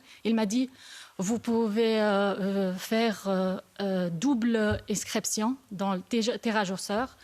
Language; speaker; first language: French; non-native, learner; Arabic